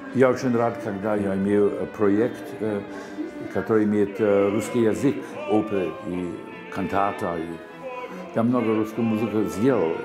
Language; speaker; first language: Russian; early bilingual, heritage; Russian